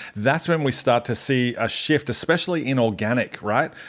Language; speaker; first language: English; native; English